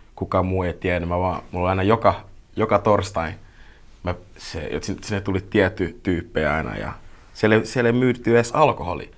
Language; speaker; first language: Finnish; early bilingual, other home language; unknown